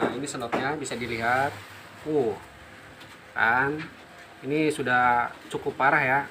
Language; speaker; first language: Indonesian; native; Indonesian